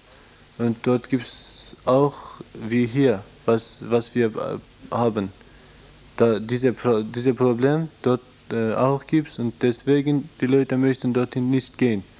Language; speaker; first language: German; non-native, learner; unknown